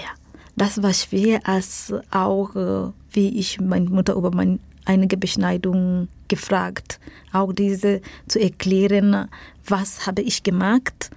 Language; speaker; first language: German; non-native, fluent; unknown